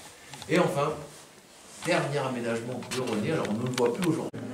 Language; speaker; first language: French; native; French